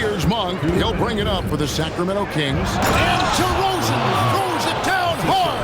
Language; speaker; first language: English; native; English